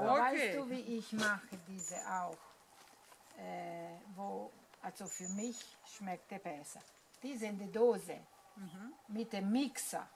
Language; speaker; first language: German; non-native, learner; Italian